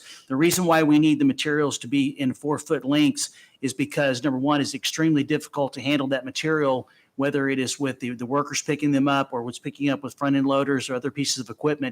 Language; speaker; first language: English; native; English